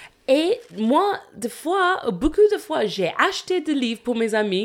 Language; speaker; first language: French; non-native, learner; English